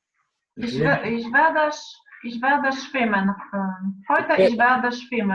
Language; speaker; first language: German; non-native, learner; Polish